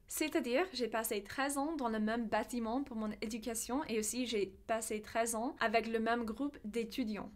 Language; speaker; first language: French; non-native, fluent; English